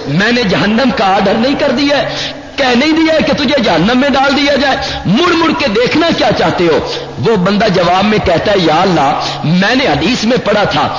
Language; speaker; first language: Urdu; non-native, local second language; Punjabi